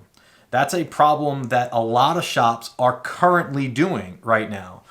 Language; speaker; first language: English; native; English